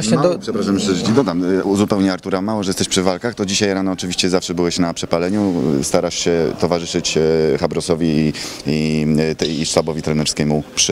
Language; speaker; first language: Polish; native; Polish